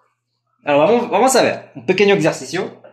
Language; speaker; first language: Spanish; non-native, fluent; French